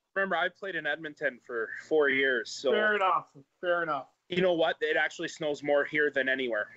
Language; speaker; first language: English; native; English